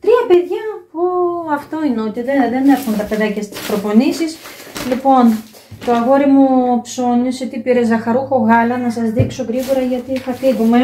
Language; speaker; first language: Greek; native; Greek